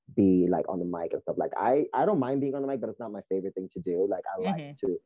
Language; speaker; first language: English; early bilingual, other home language; Spanish